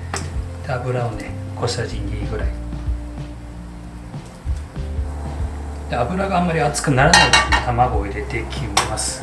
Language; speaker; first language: Japanese; native; Japanese